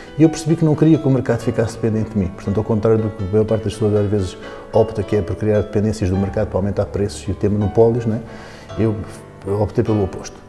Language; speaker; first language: Portuguese; native; Portuguese